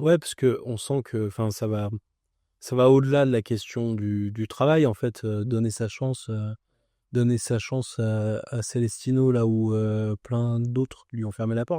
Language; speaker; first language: French; native; French